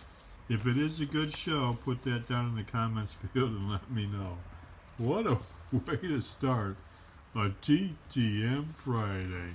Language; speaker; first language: English; native; English